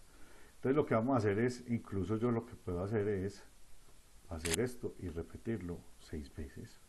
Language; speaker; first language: Spanish; native; Spanish